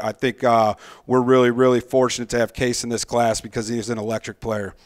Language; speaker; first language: English; native; English